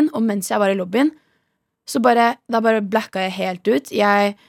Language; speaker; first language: Norwegian; native; Norwegian